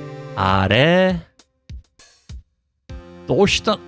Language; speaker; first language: Japanese; non-native, learner; English